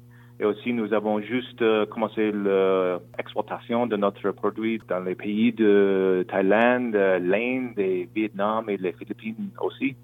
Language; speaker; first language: French; non-native, local second language; English